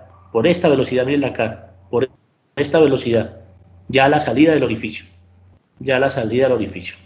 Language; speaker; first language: Spanish; native; Spanish